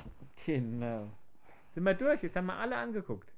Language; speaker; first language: German; native; German